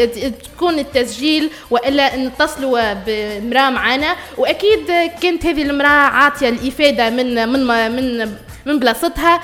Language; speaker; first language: Arabic; native; Arabic